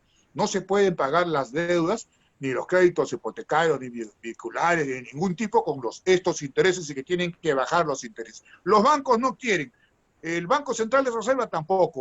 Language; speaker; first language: Spanish; native; Spanish